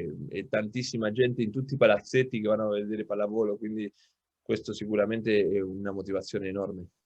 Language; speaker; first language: Italian; non-native, local second language; Spanish